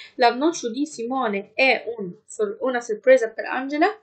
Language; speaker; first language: Italian; non-native, fluent; Arabic